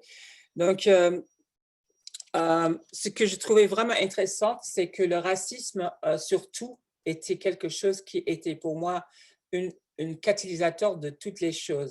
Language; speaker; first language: French; non-native, fluent; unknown